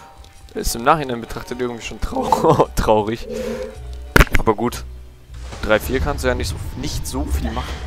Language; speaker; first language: German; native; German